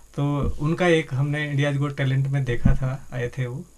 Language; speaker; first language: Hindi; native; Hindi